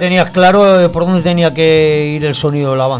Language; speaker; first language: Spanish; native; Spanish